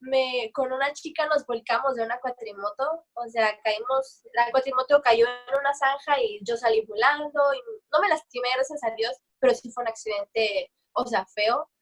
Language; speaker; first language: Spanish; native; Spanish